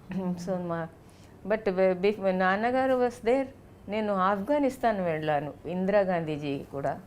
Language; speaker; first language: Telugu; non-native, fluent; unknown